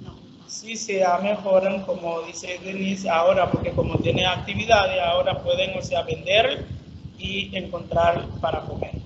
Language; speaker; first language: Spanish; non-native, fluent; Haitian Creole